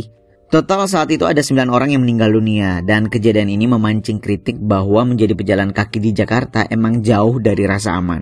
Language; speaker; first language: Indonesian; native; Indonesian